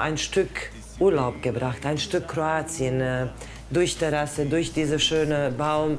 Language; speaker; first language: German; non-native, fluent; Croatian